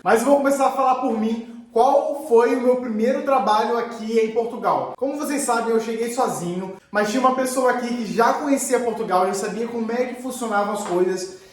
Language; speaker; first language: Portuguese; native; Portuguese